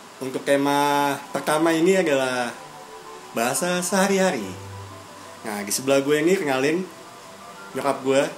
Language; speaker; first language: Indonesian; native; Indonesian